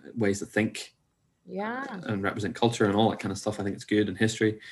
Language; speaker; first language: English; native; English